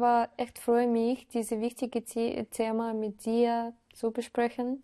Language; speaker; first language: German; non-native, learner; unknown